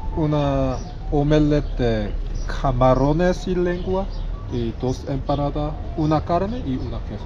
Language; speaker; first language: Spanish; non-native, learner; Korean